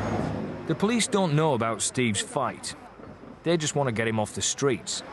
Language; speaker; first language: English; native; English